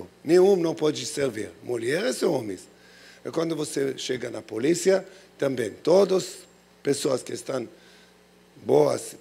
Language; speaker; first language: Portuguese; non-native, learner; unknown